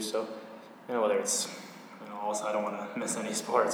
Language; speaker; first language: English; native; English